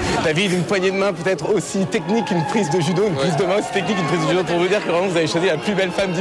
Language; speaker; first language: French; native; French